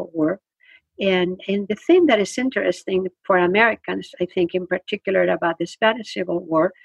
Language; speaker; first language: English; non-native, fluent; Spanish